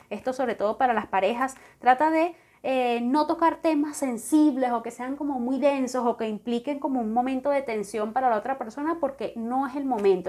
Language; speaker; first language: Spanish; native; Spanish